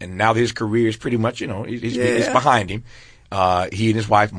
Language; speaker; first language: English; native; English